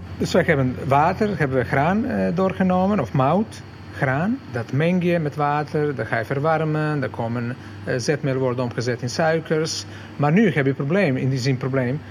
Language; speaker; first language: Dutch; non-native, fluent; Croatian